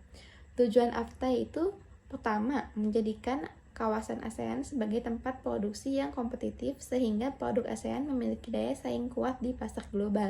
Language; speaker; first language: Indonesian; native; Indonesian